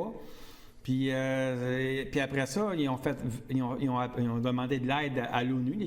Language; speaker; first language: French; native; French